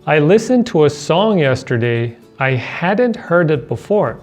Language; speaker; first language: English; non-native, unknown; Persian